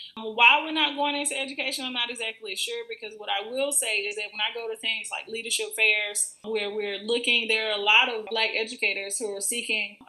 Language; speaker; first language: English; native; English